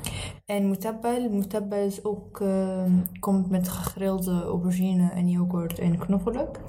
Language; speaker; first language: Dutch; early bilingual, other home language; Arabic